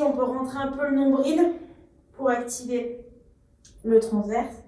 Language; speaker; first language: French; native; French